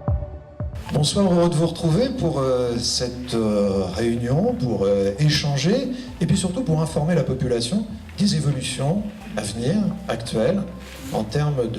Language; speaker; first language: French; native; French